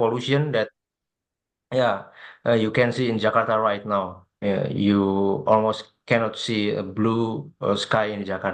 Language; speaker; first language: English; non-native, fluent; Indonesian